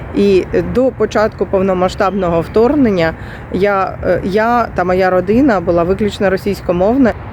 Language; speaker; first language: Ukrainian; non-native, local second language; Russian